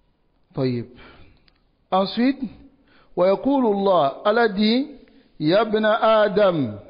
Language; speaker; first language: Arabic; non-native, fluent; Dyula